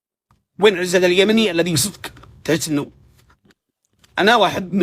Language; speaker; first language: Arabic; native; Arabic